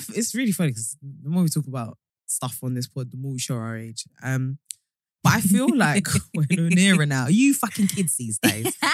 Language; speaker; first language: English; native; English